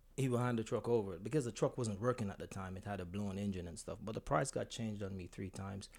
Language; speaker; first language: English; non-native, local second language; Jamaican Creole English